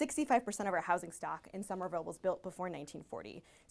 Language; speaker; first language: English; early bilingual, other home language; Spanish